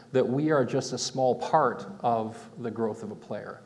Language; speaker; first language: English; native; English